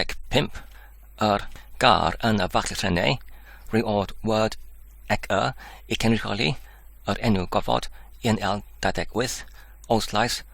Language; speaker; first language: Welsh; non-native, learner; English